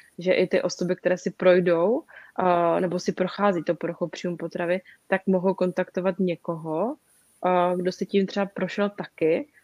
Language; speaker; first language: Czech; native; Czech